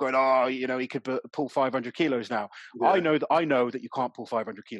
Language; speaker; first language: English; native; English